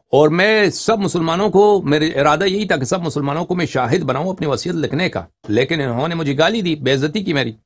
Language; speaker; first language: Urdu; non-native, fluent; Persian